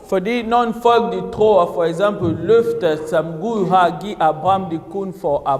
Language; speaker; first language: Danish; non-native, fluent; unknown